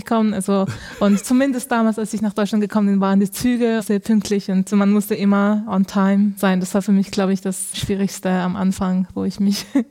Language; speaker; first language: German; non-native, fluent; Mongolian